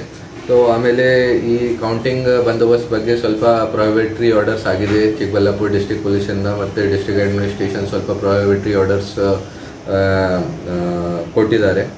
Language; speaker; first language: Kannada; non-native, fluent; Hindi